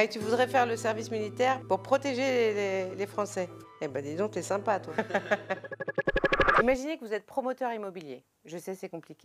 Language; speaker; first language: French; native; French